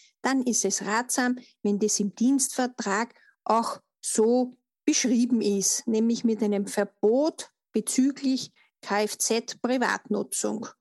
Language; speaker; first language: German; native; German